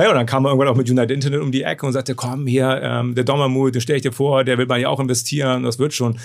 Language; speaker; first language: German; native; German